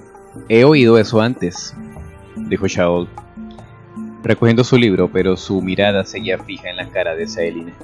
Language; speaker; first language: Spanish; native; Spanish